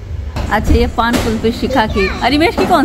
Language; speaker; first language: Hindi; native; Hindi